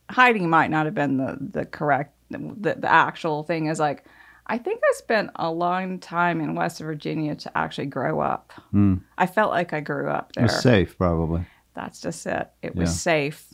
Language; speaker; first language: English; native; English